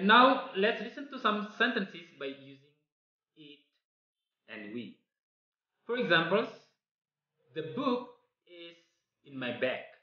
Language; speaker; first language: English; non-native, fluent; Indonesian